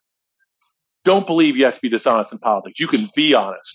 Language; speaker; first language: English; native; English